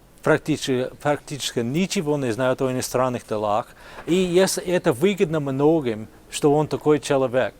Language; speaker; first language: Russian; non-native, fluent; English